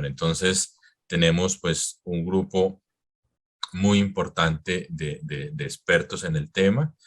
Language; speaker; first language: Spanish; native; Spanish